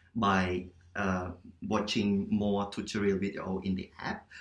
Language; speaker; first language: English; non-native, fluent; Khmer